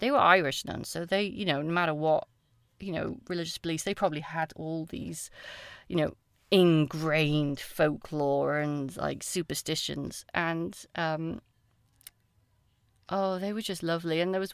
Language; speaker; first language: English; native; English